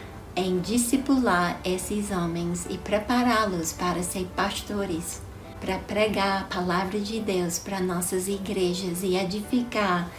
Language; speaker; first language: Portuguese; non-native, fluent; English